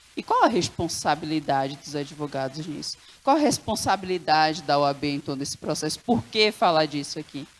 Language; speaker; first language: Portuguese; non-native, local second language; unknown